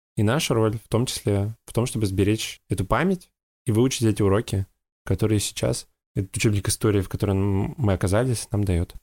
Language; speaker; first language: Russian; native; Russian